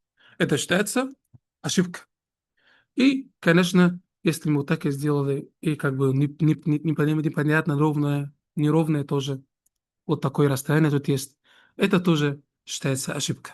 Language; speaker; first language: Russian; non-native, fluent; Arabic